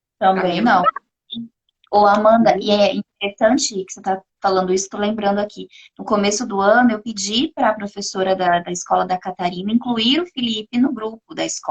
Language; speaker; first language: Portuguese; native; Portuguese